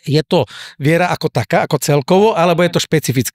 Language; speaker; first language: Slovak; native; Slovak